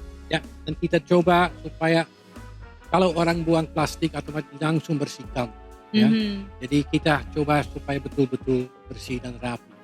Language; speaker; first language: Indonesian; non-native, fluent; Dutch